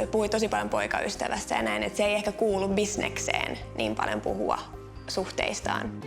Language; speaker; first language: Finnish; native; Finnish